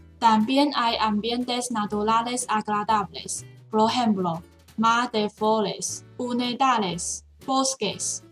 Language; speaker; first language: Spanish; non-native, learner; Chinese